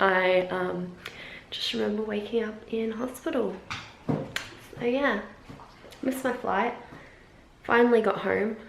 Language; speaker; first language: English; native; English